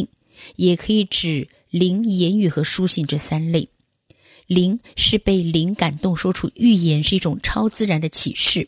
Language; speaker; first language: Chinese; native; Chinese